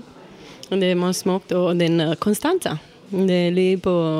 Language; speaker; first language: Danish; non-native, learner; Romanian